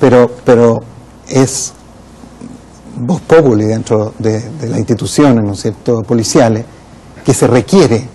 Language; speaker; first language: Spanish; native; Spanish